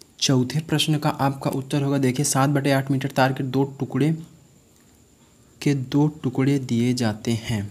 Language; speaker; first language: Hindi; native; Hindi